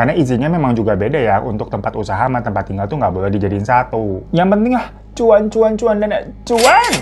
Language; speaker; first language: Indonesian; native; Indonesian